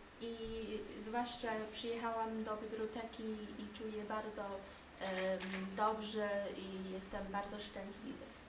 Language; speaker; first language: Polish; non-native, learner; Chinese